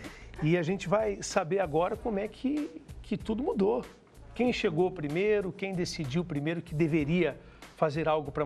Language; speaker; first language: Portuguese; native; Portuguese